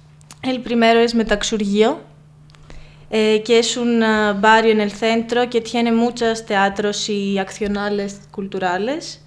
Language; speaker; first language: Spanish; non-native, fluent; Greek